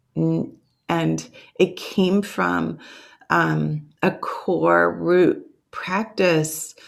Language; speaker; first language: English; early bilingual, other home language; Italian